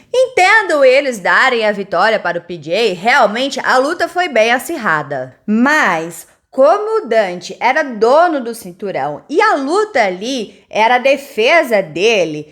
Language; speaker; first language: Portuguese; native; Portuguese